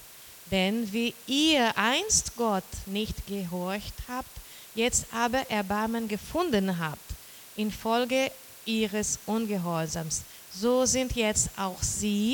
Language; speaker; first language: German; non-native, learner; Portuguese